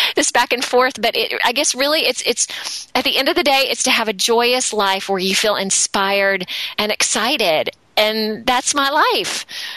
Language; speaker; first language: English; native; English